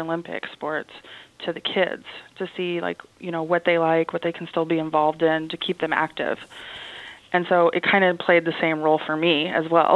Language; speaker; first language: English; native; English